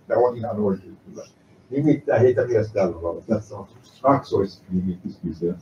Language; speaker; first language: Finnish; native; Finnish